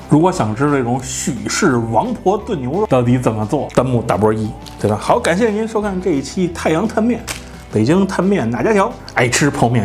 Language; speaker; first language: Chinese; native; Chinese